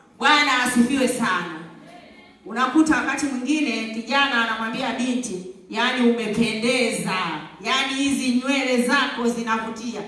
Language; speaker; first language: Swahili; native; Swahili